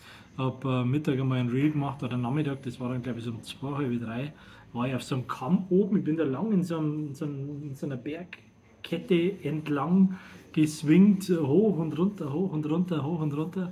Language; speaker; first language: German; native; German